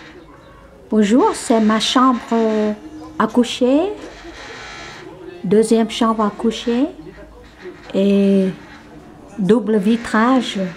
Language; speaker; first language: French; non-native, fluent; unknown